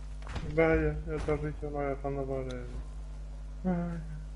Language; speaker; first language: Spanish; native; Spanish